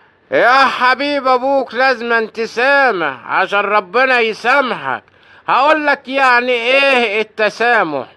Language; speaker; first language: Arabic; native; Arabic